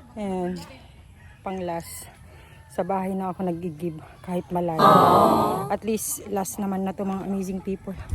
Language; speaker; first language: Filipino; non-native, local second language; Iloko